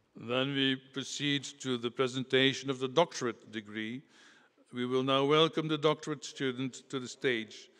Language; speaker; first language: English; non-native, fluent; Dutch